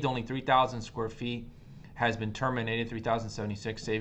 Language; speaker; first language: English; native; English